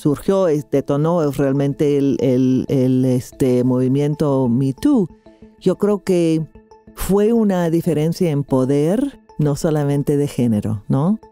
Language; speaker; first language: Spanish; non-native, fluent; English